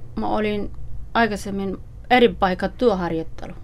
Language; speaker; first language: Finnish; non-native, learner; Somali